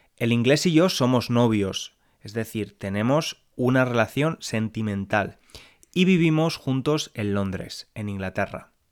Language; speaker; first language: Spanish; native; Spanish